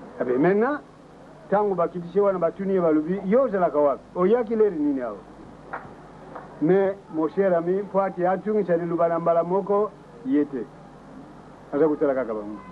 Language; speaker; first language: Lingala; non-native, local second language; Kongo